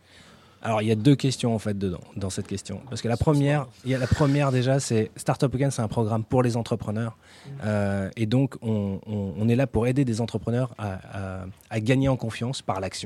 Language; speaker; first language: French; native; French